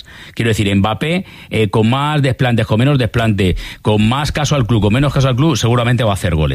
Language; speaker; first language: Spanish; native; Spanish